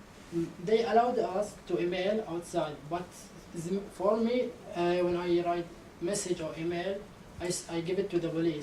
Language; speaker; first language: English; non-native, learner; Arabic